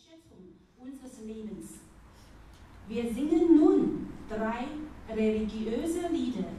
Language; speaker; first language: German; non-native, learner; Chinese